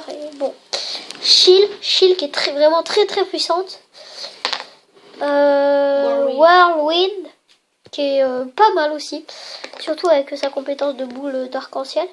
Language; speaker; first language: French; native; French